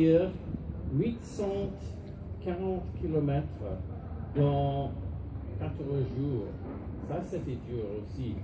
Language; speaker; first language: French; non-native, learner; English